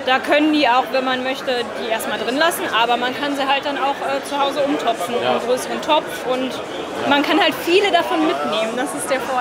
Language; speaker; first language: German; native; German